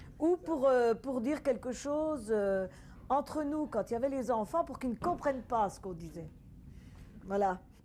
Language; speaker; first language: French; native; French